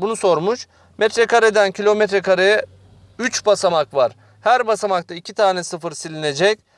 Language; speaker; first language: Turkish; native; Turkish